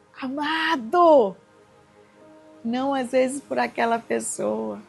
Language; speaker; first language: Portuguese; native; Portuguese